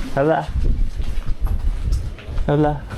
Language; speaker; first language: Spanish; non-native, learner; English